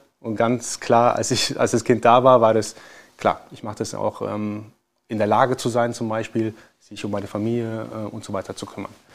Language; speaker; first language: German; early bilingual, other home language; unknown